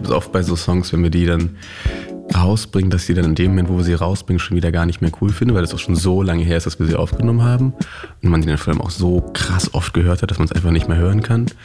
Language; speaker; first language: German; native; German